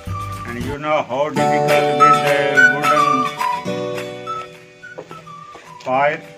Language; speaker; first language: English; non-native, learner; Punjabi